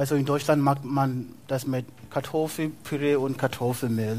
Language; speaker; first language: German; non-native, fluent; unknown